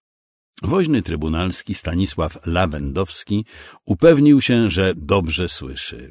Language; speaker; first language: Polish; native; Polish